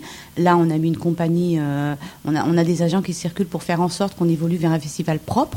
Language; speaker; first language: French; native; French